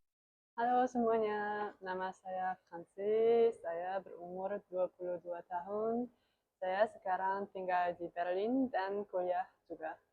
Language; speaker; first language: Indonesian; non-native, learner; German